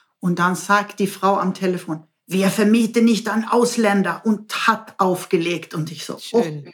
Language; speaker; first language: German; non-native, fluent; Swedish